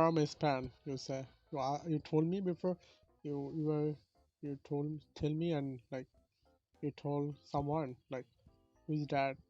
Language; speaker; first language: English; non-native, learner; Bangla